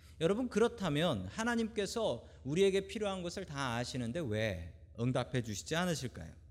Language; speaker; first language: Korean; native; Korean